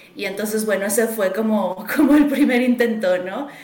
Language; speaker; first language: Spanish; native; Spanish